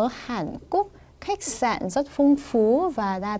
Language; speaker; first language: Vietnamese; non-native, fluent; Korean